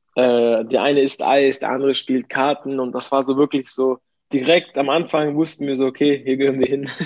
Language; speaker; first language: German; early bilingual, other home language; Italian